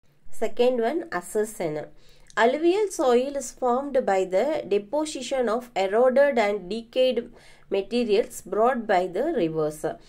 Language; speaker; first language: English; non-native, local second language; Tamil